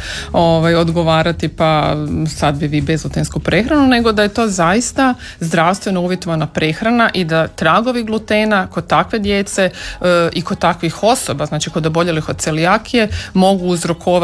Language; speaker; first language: Serbian; native; Serbian